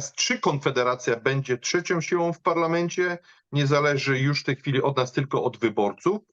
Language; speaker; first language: Polish; native; Polish